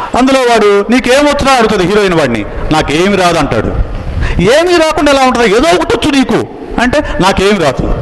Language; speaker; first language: Telugu; native; Telugu